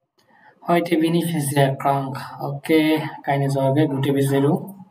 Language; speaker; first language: German; non-native, fluent; Bangla